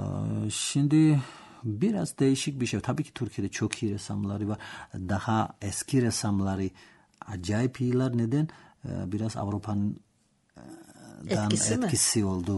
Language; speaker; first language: Turkish; non-native, learner; Georgian